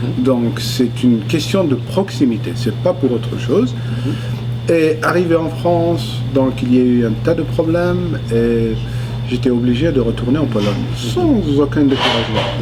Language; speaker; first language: French; non-native, local second language; Arabic